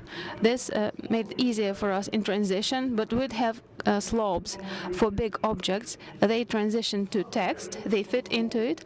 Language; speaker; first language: English; non-native, fluent; Russian